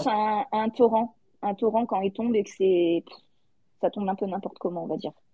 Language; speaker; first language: French; native; French